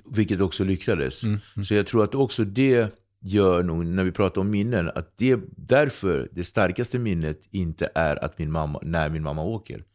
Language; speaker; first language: Swedish; early bilingual, other home language; Kabuverdianu